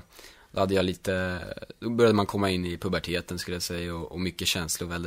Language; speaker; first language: Swedish; native; Swedish